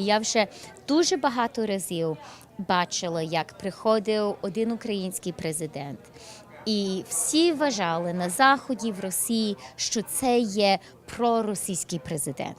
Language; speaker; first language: Ukrainian; early bilingual, heritage; English